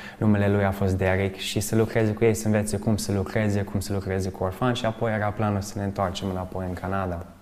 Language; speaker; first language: Romanian; early bilingual, other home language; English